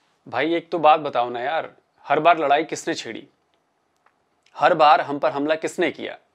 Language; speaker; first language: Hindi; native; Hindi